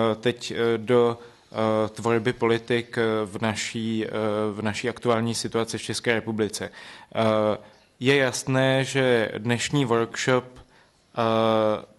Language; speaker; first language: Czech; native; Czech